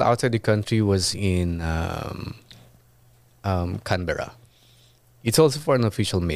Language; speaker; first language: English; non-native, local second language; Iloko